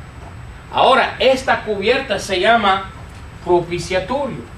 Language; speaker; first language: Spanish; non-native, fluent; English